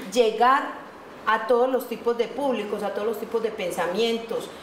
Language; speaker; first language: Spanish; native; Spanish